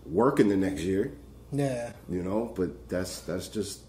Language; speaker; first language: English; native; English